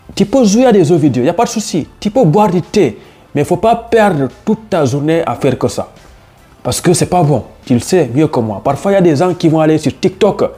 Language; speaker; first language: French; non-native, local second language; Wolof